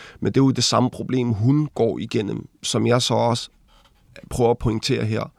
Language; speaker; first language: Danish; early bilingual, other home language; Arabic